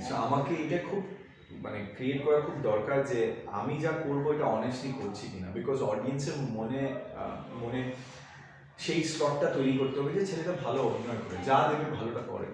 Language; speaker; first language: Bangla; early bilingual, heritage; Bangla